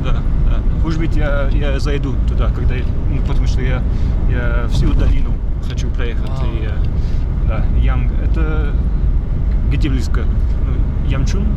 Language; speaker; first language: Russian; non-native, fluent; English